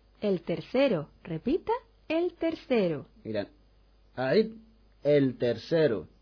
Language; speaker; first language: Spanish; non-native, fluent; Arabic